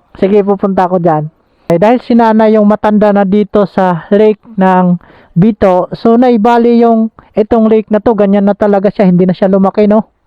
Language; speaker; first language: Filipino; non-native, local second language; Waray